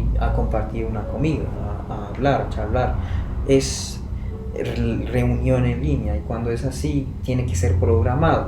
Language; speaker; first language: Spanish; non-native, fluent; Persian